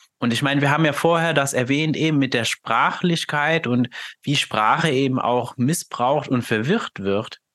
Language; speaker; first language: German; non-native, fluent; Luxembourgish